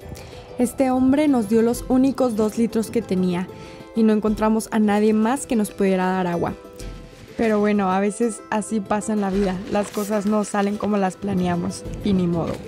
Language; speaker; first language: Spanish; native; Spanish